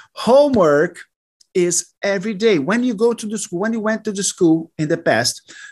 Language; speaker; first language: English; non-native, learner; Portuguese